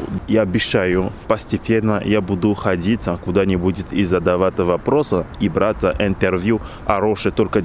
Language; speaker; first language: Russian; non-native, learner; French